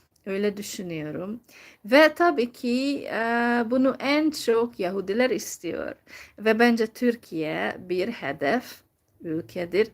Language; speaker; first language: Turkish; non-native, fluent; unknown